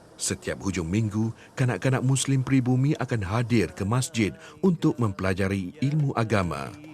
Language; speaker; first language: Malay; native; Malay